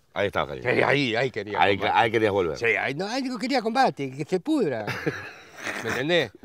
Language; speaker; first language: Spanish; native; Spanish